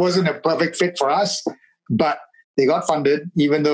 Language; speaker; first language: English; non-native, local second language; Tamil